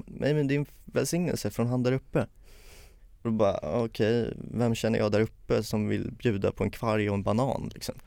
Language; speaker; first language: Swedish; early bilingual, other home language; Spanish